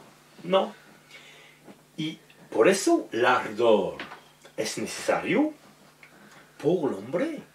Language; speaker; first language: Spanish; non-native, learner; French